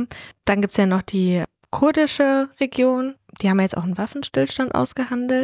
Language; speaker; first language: German; native; German